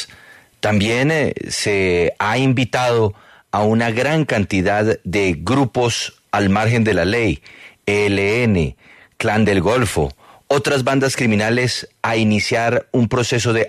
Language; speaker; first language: Spanish; native; Spanish